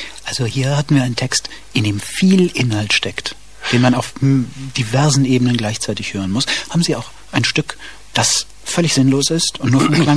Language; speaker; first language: German; native; German